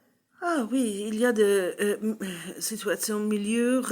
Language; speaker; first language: French; non-native, learner; English